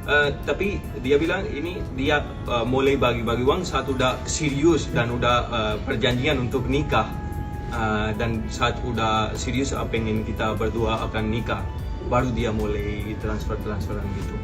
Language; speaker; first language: Indonesian; non-native, fluent; Hindi